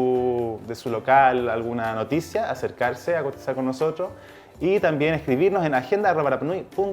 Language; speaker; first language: Spanish; native; Spanish